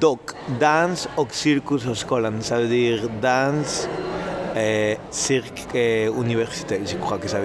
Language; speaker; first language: French; non-native, learner; Spanish